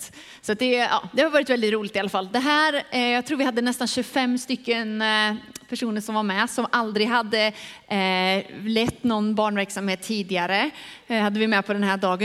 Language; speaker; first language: Swedish; native; Swedish